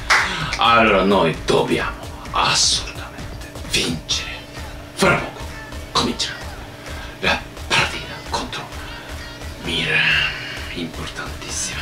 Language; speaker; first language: Italian; non-native, learner; Japanese